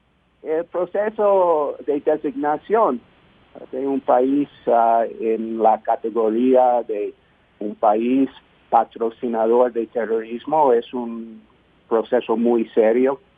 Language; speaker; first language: Spanish; non-native, fluent; English